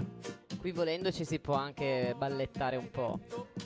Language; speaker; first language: Italian; native; Italian